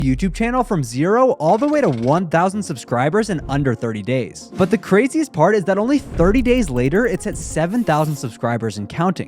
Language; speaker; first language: English; native; English